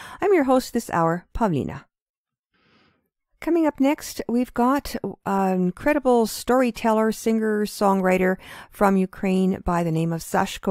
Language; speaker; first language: English; native; English